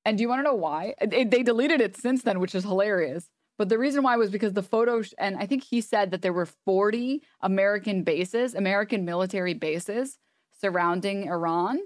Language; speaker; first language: English; native; English